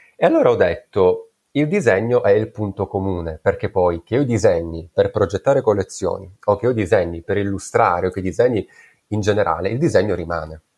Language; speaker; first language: Italian; native; Italian